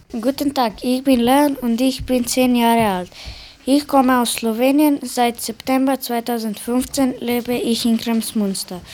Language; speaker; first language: German; early bilingual, other home language; Slovenian